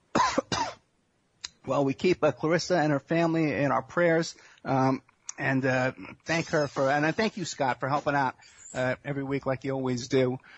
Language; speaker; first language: English; native; English